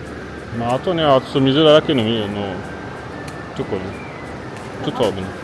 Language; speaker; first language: Japanese; non-native, learner; French